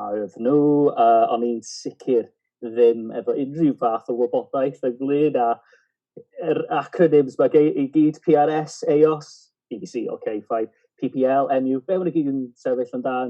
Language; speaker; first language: Welsh; native; Welsh